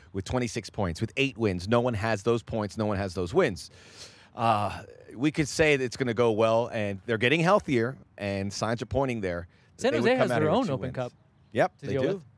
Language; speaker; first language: English; native; English